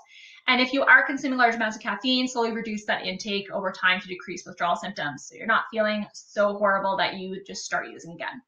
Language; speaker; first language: English; native; English